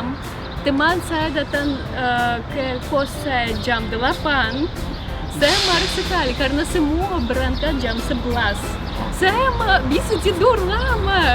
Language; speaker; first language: Indonesian; non-native, fluent; Russian